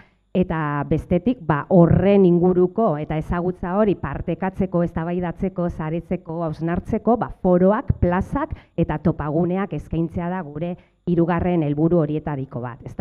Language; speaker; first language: Basque; native; Basque